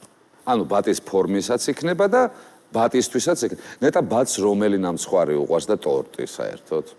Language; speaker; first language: Georgian; native; Georgian